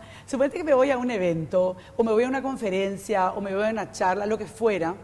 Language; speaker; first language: Spanish; native; Spanish